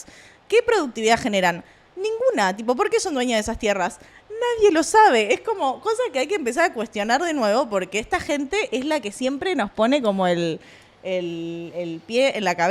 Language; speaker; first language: Spanish; native; Spanish